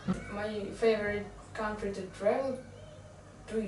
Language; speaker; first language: English; non-native, learner; Russian